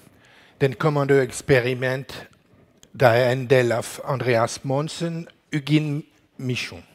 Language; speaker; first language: Danish; non-native, learner; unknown